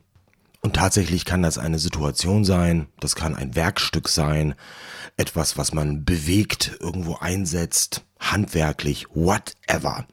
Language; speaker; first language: German; native; German